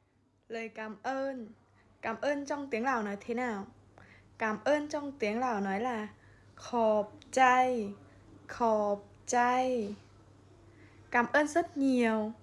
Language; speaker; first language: Vietnamese; non-native, fluent; Lao